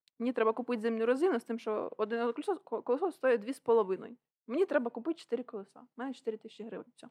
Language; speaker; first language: Ukrainian; native; Ukrainian